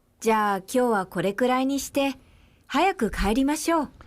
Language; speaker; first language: Japanese; non-native, fluent; Korean